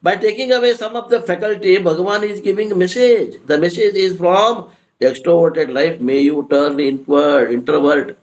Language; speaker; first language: English; non-native, local second language; Kannada